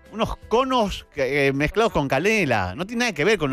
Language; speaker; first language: Spanish; native; Spanish